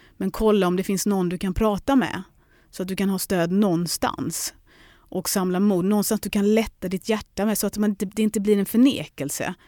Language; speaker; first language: Swedish; early bilingual, other home language; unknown